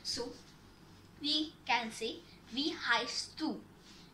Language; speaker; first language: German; non-native, learner; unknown